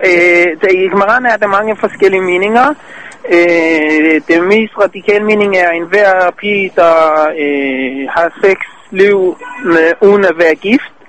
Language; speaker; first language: Danish; non-native, fluent; Hebrew